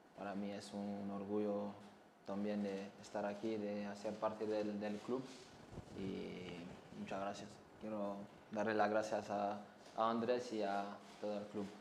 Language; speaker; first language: Spanish; non-native, learner; French